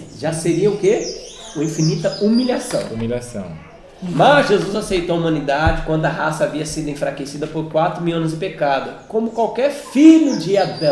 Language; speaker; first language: Portuguese; native; Portuguese